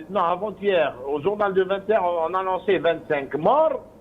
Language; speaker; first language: French; non-native, local second language; Arabic